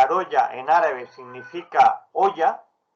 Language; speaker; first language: Spanish; native; Spanish